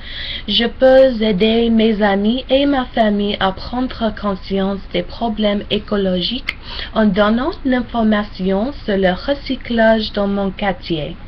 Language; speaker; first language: French; non-native, learner; English